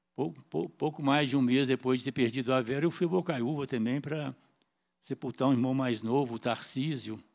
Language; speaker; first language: Portuguese; native; Portuguese